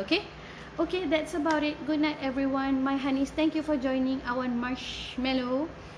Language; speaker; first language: English; non-native, local second language; Malay